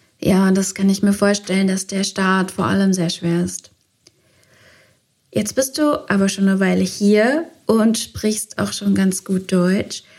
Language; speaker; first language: German; native; German